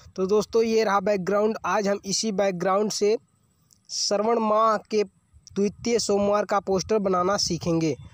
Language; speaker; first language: Hindi; native; Hindi